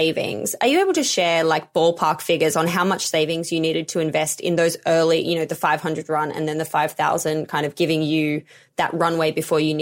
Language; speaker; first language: English; native; English